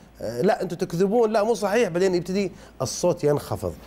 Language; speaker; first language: Arabic; native; Arabic